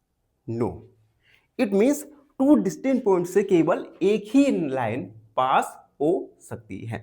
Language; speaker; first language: Hindi; native; Hindi